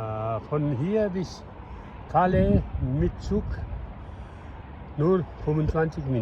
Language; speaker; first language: German; non-native, learner; Nepali